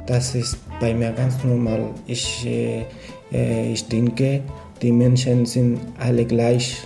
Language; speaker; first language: German; non-native, learner; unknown